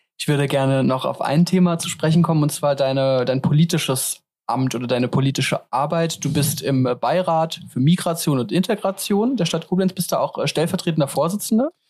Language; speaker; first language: German; native; German